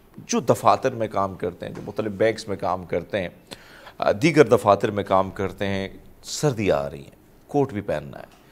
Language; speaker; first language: Urdu; non-native, local second language; Punjabi